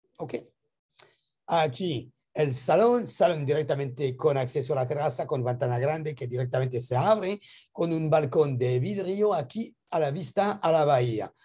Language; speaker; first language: Spanish; non-native, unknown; French